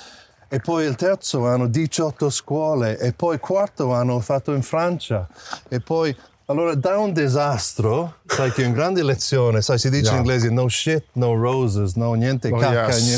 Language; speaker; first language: Italian; non-native, fluent; English